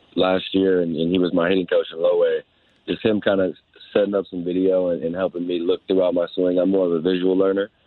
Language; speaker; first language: English; native; English